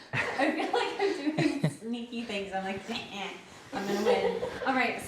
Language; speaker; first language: English; native; English